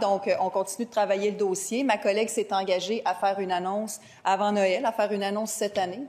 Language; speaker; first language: French; native; French